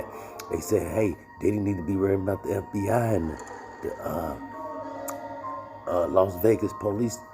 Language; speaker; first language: English; native; English